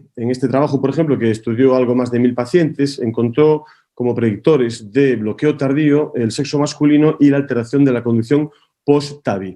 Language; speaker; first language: Spanish; native; Spanish